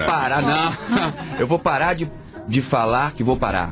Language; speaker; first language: Portuguese; native; Portuguese